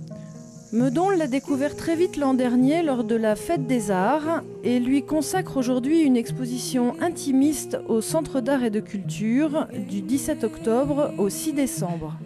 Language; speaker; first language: French; native; French